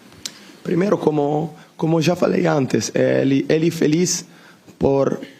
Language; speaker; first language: Portuguese; non-native, learner; Italian